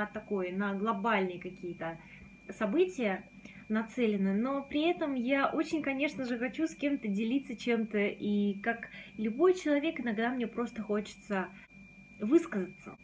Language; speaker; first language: Russian; native; Russian